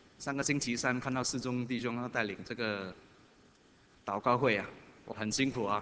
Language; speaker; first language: Chinese; native; Chinese